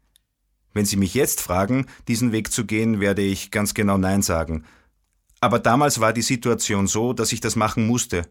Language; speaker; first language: German; non-native, fluent; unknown